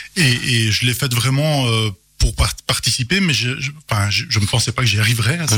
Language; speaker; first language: French; native; French